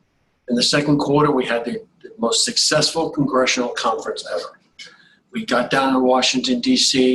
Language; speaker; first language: English; native; English